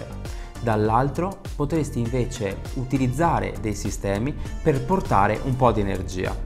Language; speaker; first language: Italian; native; Italian